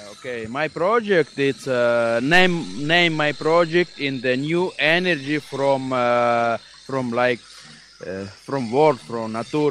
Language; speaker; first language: English; non-native, learner; Ukrainian